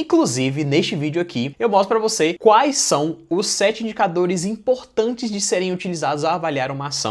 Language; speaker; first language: Portuguese; native; Portuguese